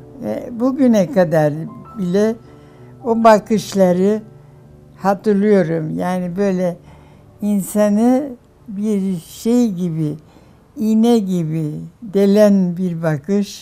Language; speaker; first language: Turkish; non-native, fluent; German